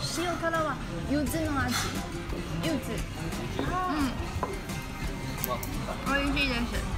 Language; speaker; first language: Japanese; non-native, learner; Chinese